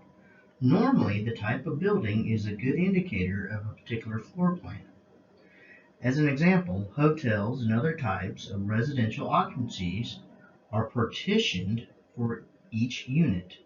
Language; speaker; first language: English; native; English